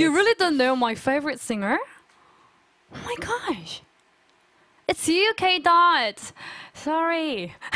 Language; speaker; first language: English; non-native, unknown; Korean